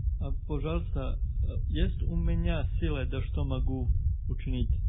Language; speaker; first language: Russian; non-native, learner; Serbian